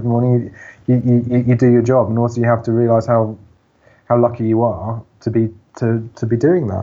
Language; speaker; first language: English; native; English